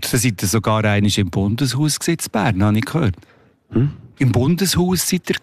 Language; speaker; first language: German; native; German